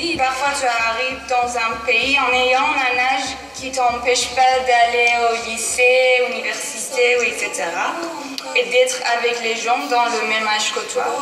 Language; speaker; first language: French; non-native, fluent; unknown